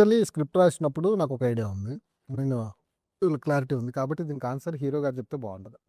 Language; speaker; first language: Telugu; native; Telugu